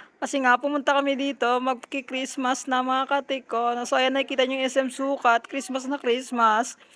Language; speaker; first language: Filipino; non-native, local second language; Hiligaynon